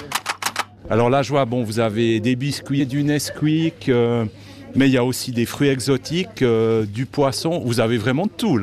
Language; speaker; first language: French; native; French